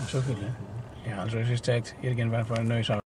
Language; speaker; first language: German; non-native, fluent; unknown